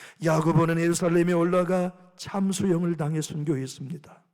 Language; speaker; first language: Korean; native; Korean